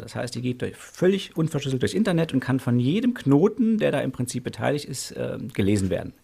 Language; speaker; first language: German; native; German